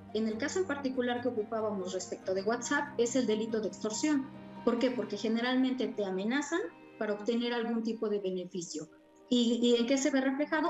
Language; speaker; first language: Spanish; native; Spanish